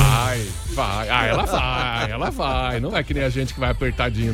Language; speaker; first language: Portuguese; native; Portuguese